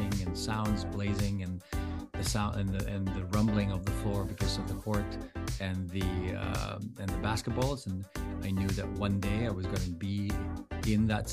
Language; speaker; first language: English; non-native, local second language; Filipino